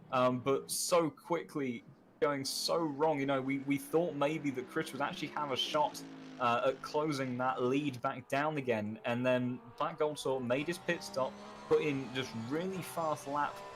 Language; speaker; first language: English; native; English